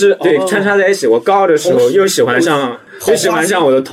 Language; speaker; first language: Chinese; native; Chinese